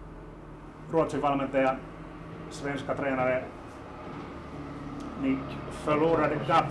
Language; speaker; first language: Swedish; non-native, local second language; Finnish